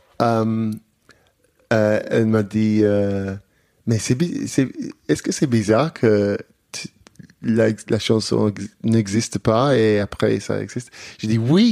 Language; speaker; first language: French; non-native, learner; English